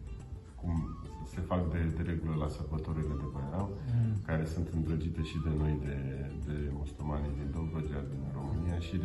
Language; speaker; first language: Romanian; non-native, local second language; Crimean Tatar